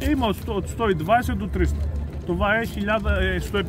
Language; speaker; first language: Bulgarian; non-native, learner; Greek